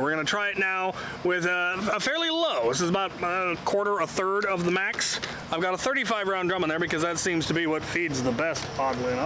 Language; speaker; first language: English; native; English